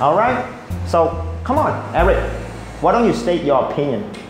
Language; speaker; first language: English; non-native, fluent; Vietnamese